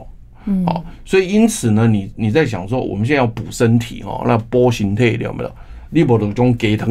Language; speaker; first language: Chinese; native; Chinese